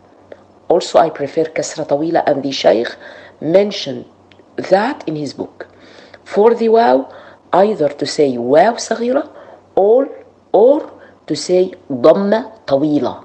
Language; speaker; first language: English; non-native, fluent; Arabic